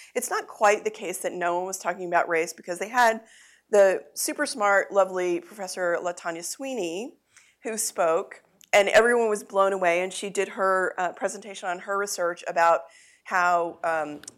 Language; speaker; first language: English; native; English